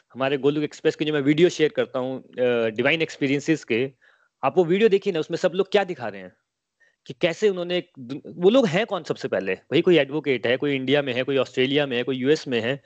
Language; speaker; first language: Hindi; native; Hindi